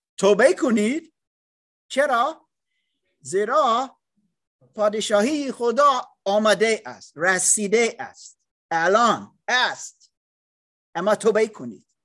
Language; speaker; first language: Persian; non-native, learner; English